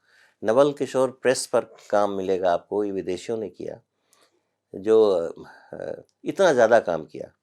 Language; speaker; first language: Hindi; native; Hindi